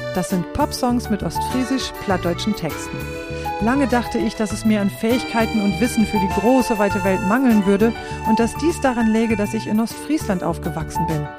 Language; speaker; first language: German; native; German